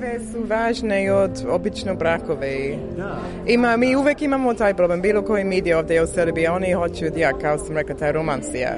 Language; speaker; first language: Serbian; non-native, learner; English